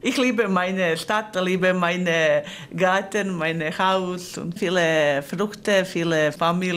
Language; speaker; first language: German; non-native, learner; Croatian